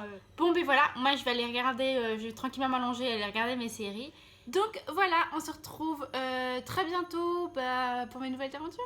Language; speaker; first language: French; native; French